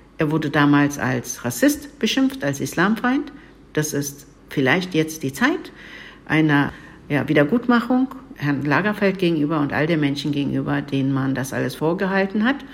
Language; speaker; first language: German; early bilingual, other home language; Turkish